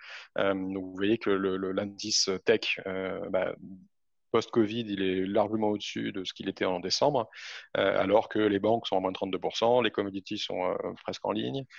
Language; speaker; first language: French; native; French